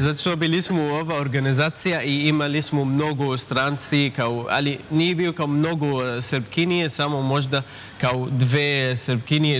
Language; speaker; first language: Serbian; non-native, learner; Arabic